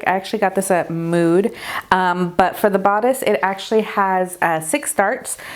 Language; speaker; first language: English; native; English